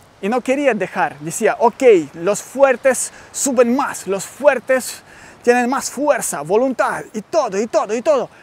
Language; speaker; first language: Spanish; non-native, learner; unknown